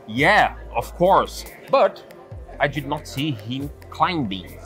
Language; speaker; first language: English; non-native, fluent; Portuguese